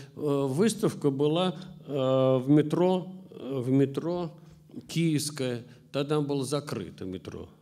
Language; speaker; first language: Russian; native; Russian